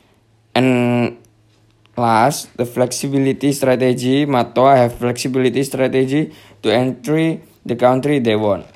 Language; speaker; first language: English; non-native, learner; Indonesian